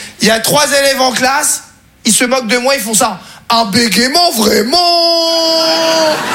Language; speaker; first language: French; native; French